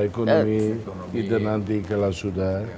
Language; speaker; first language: Indonesian; non-native, fluent; Tetum